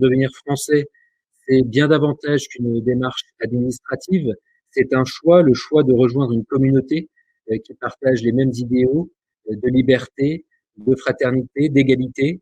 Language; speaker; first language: French; native; French